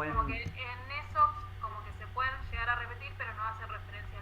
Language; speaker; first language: Spanish; native; Spanish